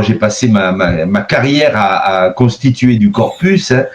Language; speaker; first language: French; native; French